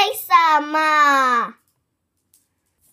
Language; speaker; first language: Chinese; early bilingual, heritage; English